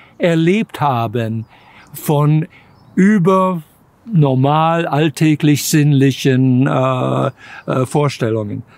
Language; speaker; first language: German; native; German